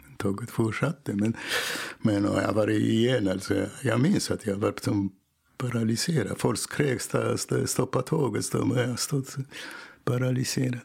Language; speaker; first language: Swedish; non-native, fluent; Polish